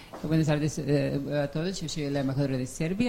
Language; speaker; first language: Spanish; non-native, fluent; Serbian